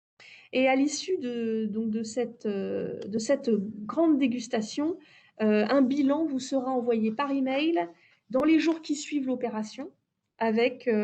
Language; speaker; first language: French; native; French